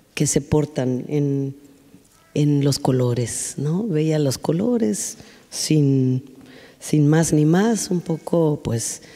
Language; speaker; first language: Spanish; native; Spanish